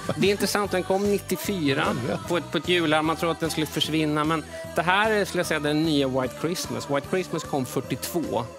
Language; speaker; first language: Swedish; native; Swedish